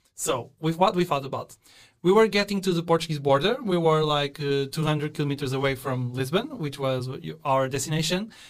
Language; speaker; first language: English; non-native, fluent; Portuguese